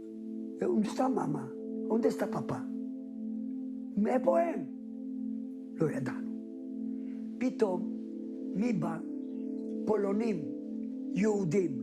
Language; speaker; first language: Hebrew; non-native, fluent; Ladino